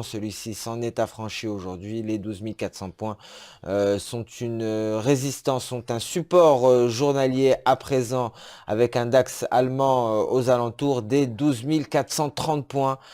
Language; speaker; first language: French; native; French